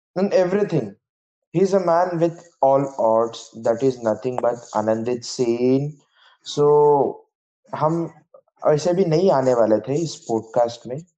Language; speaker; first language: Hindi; non-native, local second language; Bangla